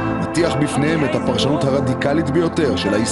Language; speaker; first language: Hebrew; native; Hebrew